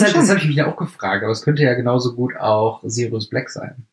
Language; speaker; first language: German; native; German